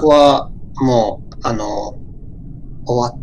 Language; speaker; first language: Japanese; non-native, learner; English